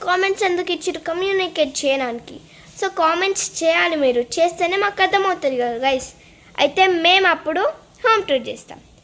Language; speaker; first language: Telugu; non-native, local second language; Lambadi